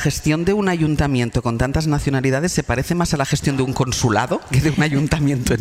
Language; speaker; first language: Spanish; native; Spanish